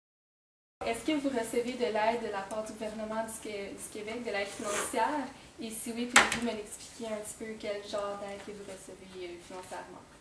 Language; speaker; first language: French; native; French